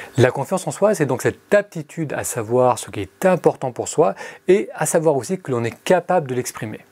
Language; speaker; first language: French; early bilingual, other home language; Arabic